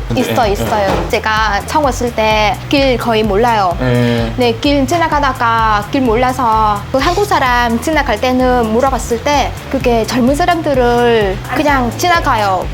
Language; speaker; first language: Korean; non-native, fluent; Vietnamese